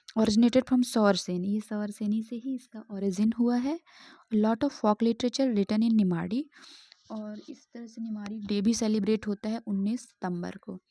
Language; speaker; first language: Hindi; native; Hindi